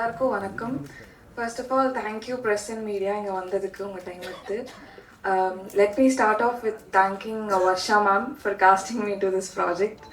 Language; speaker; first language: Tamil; non-native, learner; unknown